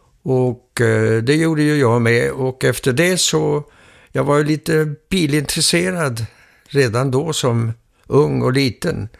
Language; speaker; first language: Swedish; early bilingual, heritage; Swedish